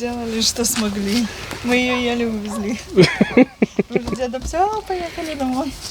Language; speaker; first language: Russian; native; Russian